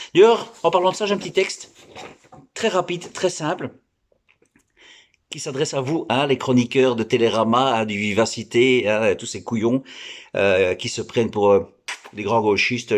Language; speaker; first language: French; native; French